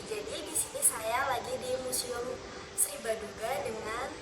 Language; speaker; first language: Indonesian; native; Indonesian